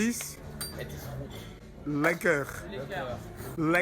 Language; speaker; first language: Dutch; non-native, learner; French